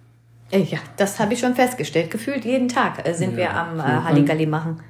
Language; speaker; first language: German; early bilingual, other home language; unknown